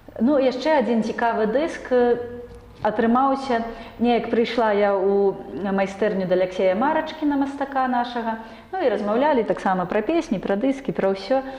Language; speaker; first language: Belarusian; non-native, local second language; Russian